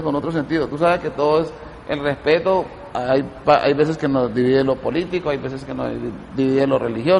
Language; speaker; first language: Spanish; native; Spanish